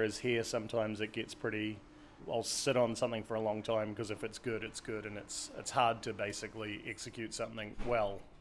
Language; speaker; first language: English; native; English